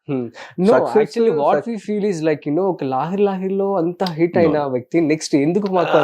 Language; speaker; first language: Telugu; native; Telugu